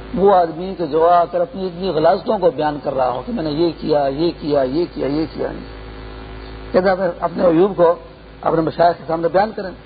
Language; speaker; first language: Urdu; non-native, local second language; Pashto